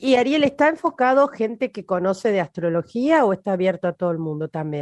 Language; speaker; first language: Spanish; native; Spanish